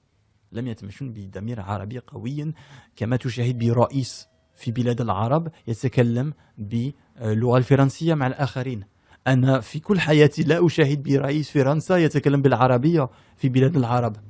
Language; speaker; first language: Arabic; early bilingual, heritage; French